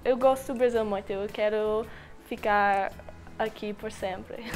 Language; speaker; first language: Portuguese; non-native, learner; English